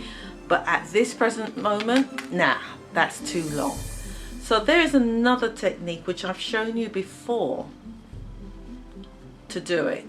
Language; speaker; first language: English; native; English